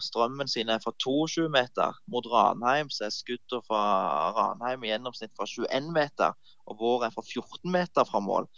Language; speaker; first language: Norwegian; native; Norwegian